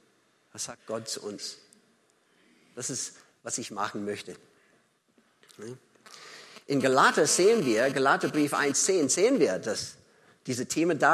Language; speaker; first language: German; non-native, fluent; English